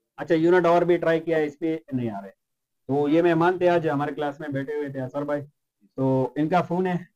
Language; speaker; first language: Urdu; non-native, local second language; Pashto